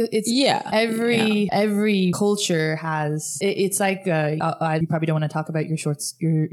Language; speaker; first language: English; native; English